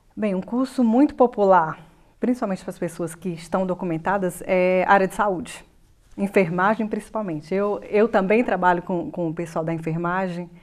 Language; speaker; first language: Portuguese; native; Portuguese